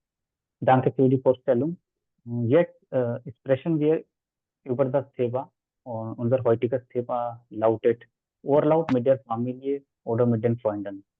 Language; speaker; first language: German; non-native, fluent; Hindi